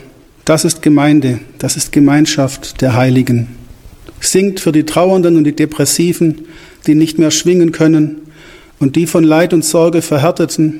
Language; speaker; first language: German; native; German